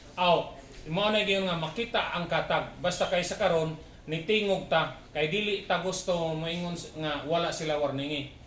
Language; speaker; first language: Cebuano; native; Cebuano